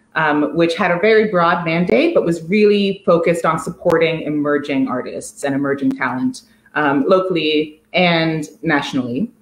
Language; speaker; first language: English; native; English